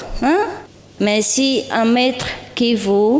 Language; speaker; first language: French; non-native, learner; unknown